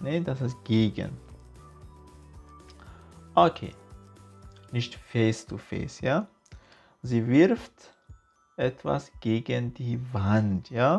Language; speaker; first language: German; non-native, fluent; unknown